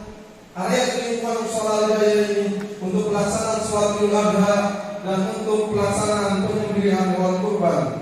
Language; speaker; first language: Indonesian; native; Indonesian